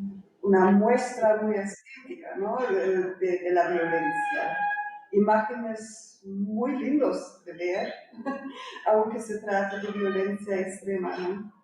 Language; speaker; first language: Spanish; non-native, fluent; German